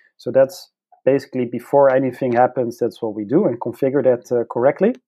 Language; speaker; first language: English; non-native, fluent; Dutch